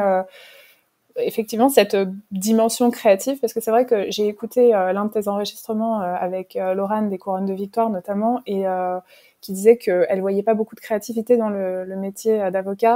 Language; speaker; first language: French; native; French